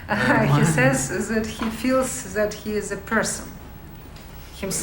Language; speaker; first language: English; non-native, learner; Russian